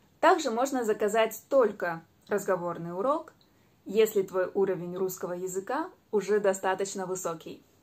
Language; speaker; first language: Russian; native; Russian